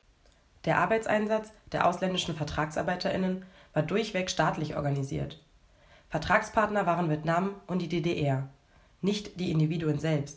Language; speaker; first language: German; native; German